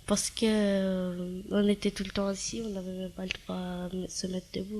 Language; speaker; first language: French; early bilingual, other home language; Armenian